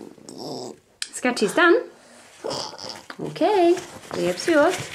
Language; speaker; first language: Swedish; native; Swedish